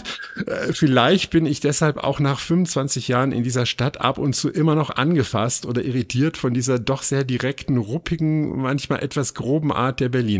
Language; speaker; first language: German; native; German